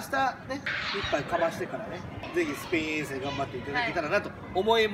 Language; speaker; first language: Japanese; native; Japanese